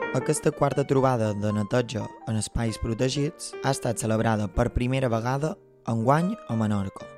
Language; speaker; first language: Catalan; native; Catalan